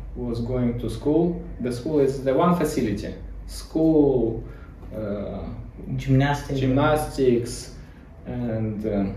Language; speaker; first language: English; non-native, learner; Ukrainian